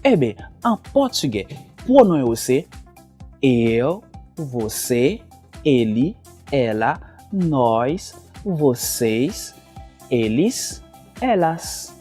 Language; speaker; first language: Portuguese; non-native, fluent; Haitian Creole